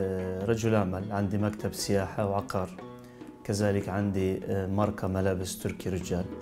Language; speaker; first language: Arabic; non-native, local second language; Turkish